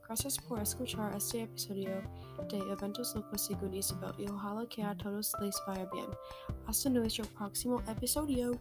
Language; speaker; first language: Spanish; non-native, learner; English